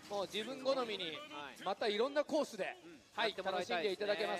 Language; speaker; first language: Japanese; native; Japanese